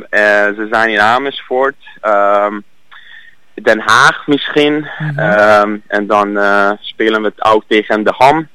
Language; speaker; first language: Dutch; non-native, learner; Hungarian